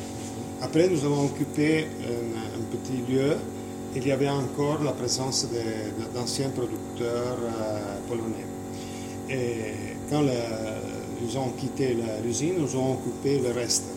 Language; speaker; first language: French; non-native, fluent; Italian